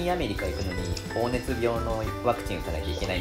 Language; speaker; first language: Japanese; native; Japanese